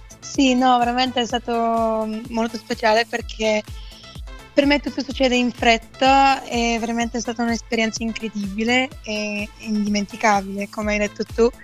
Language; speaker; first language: Italian; non-native, fluent; Bulgarian